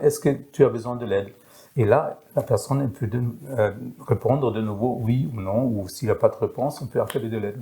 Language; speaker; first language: French; non-native, fluent; German